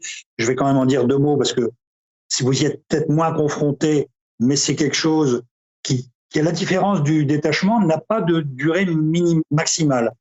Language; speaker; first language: French; native; French